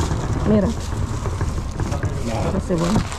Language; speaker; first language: Spanish; non-native, learner; Filipino